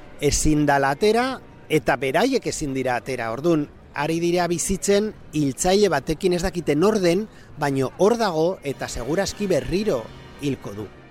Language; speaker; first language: Basque; native; Basque